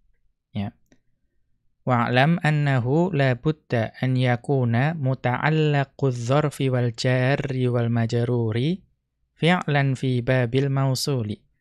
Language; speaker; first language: Arabic; non-native, fluent; Indonesian